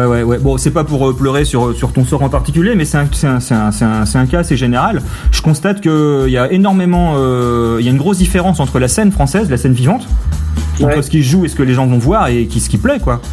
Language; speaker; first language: French; native; French